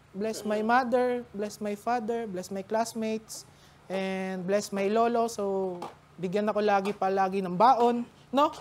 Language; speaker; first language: Filipino; native; Filipino